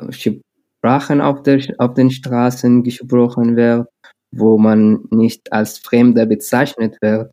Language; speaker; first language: German; non-native, learner; Arabic